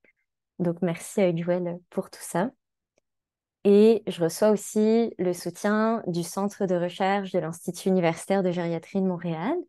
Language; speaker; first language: French; native; French